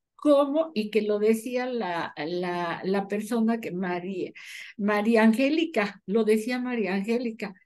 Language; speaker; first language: Spanish; native; Spanish